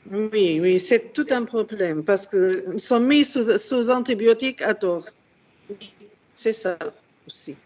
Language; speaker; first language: French; non-native, fluent; Arabic